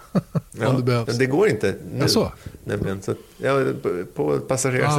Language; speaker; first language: Swedish; native; Swedish